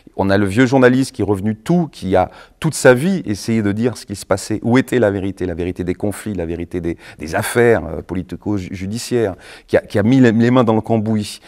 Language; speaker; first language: French; native; French